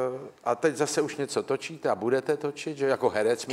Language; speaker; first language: Czech; native; Czech